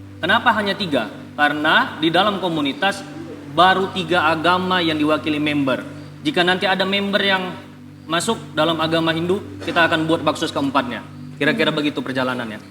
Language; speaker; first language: Indonesian; native; Indonesian